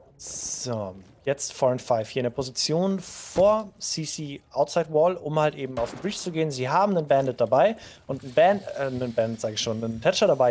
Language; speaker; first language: German; native; German